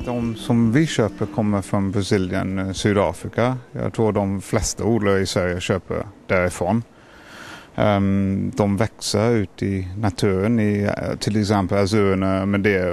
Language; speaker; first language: Swedish; non-native, fluent; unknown